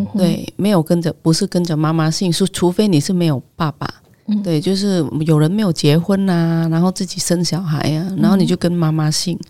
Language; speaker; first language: Chinese; non-native, fluent; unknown